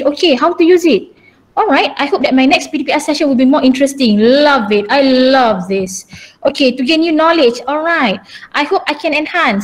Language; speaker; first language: English; non-native, local second language; Malay